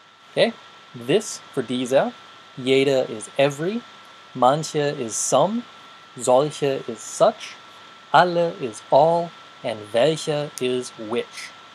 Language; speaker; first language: English; native; English